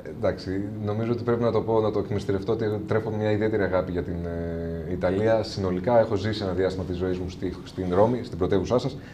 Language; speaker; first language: Greek; native; Greek